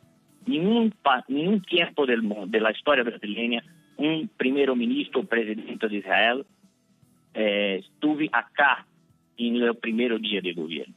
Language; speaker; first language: Spanish; non-native, fluent; Portuguese